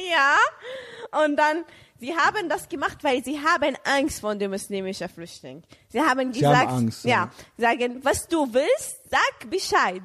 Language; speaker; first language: German; non-native, learner; Arabic